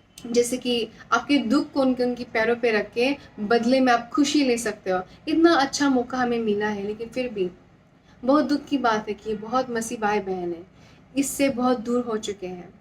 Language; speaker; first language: Hindi; non-native, local second language; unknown